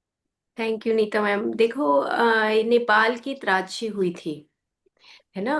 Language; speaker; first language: Hindi; native; Hindi